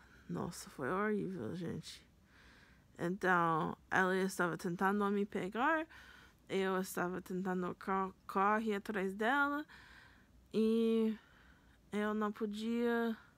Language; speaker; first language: Portuguese; non-native, learner; English